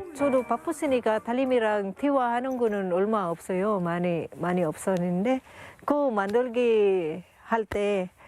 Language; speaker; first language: Korean; non-native, fluent; Filipino